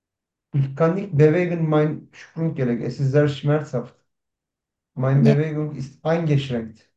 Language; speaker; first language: German; non-native, learner; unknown